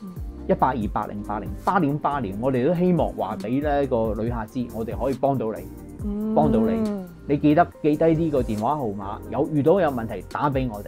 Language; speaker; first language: Cantonese; native; Cantonese